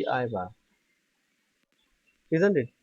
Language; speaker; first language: English; non-native, local second language; Hindi